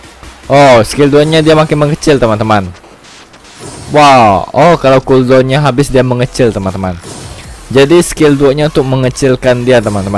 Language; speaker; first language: Indonesian; native; Indonesian